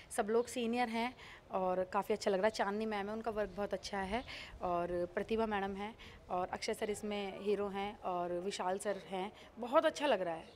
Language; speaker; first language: Hindi; native; Hindi